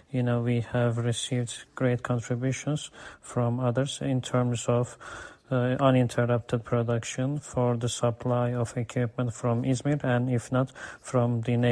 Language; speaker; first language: English; non-native, fluent; Turkish